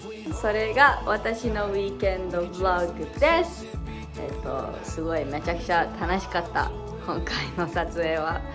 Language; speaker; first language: Japanese; early bilingual, heritage; English